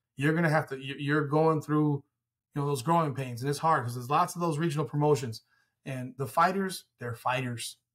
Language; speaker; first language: English; early bilingual, other home language; Spanish